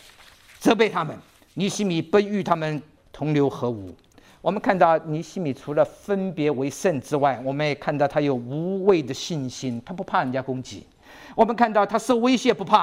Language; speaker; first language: Chinese; native; Chinese